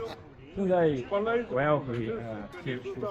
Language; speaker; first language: Chinese; non-native, learner; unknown